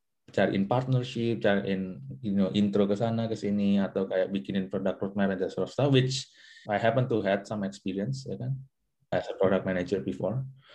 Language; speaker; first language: English; non-native, fluent; Indonesian